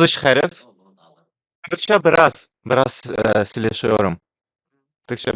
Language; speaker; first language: Turkish; non-native, learner; Tatar